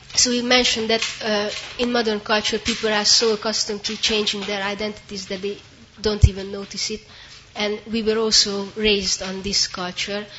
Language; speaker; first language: English; non-native, fluent; Hungarian